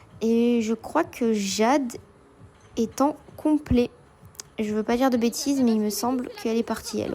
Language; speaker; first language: French; native; French